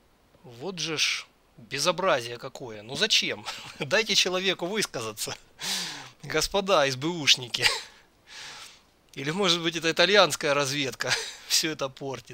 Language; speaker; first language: Russian; native; Russian